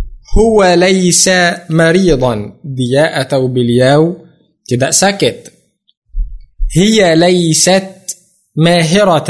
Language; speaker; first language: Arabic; non-native, fluent; Indonesian